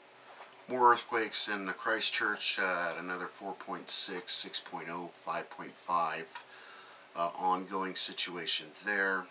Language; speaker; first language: English; native; English